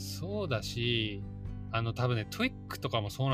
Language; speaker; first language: Japanese; native; Japanese